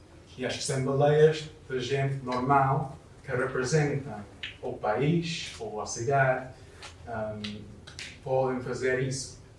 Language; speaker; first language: Portuguese; non-native, learner; English